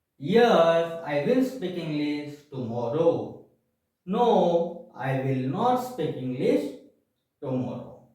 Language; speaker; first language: English; non-native, fluent; Gujarati